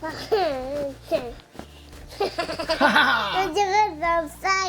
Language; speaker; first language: French; native; French